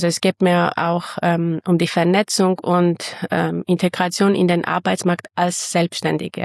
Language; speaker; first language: German; non-native, fluent; Armenian